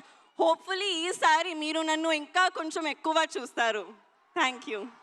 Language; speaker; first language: Telugu; non-native, learner; Hindi